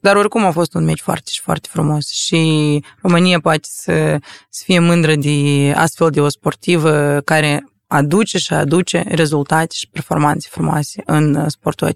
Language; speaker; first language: Romanian; non-native, local second language; Russian